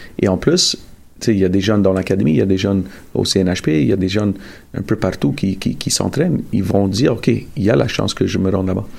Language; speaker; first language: French; early bilingual, other home language; Italian